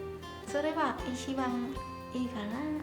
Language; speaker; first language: Japanese; non-native, learner; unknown